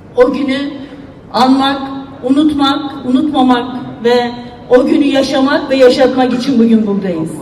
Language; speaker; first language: Turkish; native; Turkish